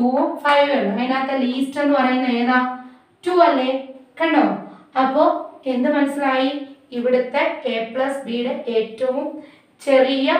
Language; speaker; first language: Malayalam; native; Malayalam